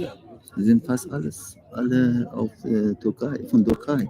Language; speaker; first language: German; non-native, learner; Persian